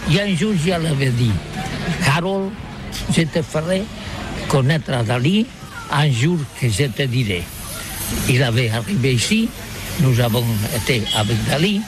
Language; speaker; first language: French; non-native, learner; Catalan